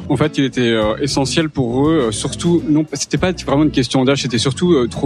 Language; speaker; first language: French; native; French